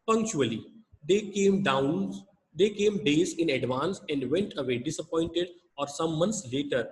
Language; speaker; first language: English; non-native, local second language; Hindi